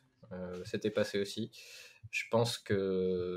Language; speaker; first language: French; native; French